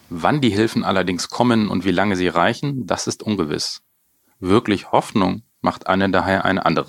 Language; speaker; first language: German; native; German